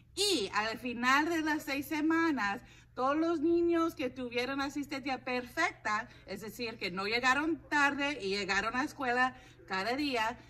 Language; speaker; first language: Spanish; non-native, fluent; English